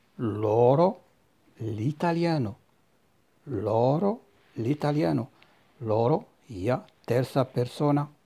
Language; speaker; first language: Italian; non-native, fluent; Arabic